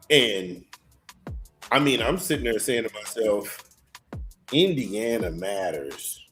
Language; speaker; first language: English; native; English